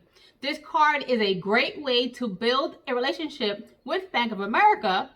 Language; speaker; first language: English; native; English